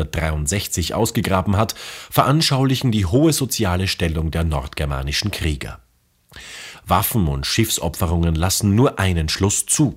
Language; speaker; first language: German; native; German